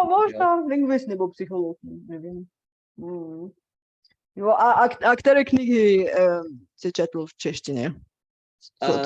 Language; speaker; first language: Czech; non-native, fluent; Bulgarian